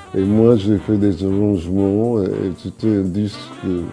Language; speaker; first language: French; non-native, fluent; English